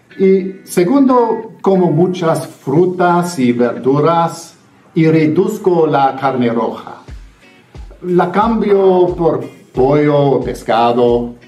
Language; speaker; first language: Spanish; non-native, fluent; English